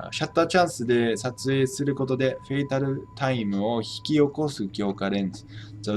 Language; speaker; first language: Japanese; non-native, fluent; English